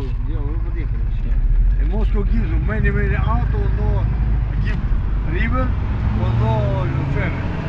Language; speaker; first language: English; non-native, learner; Russian